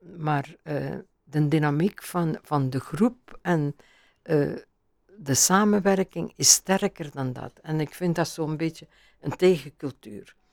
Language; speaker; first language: Dutch; native; Dutch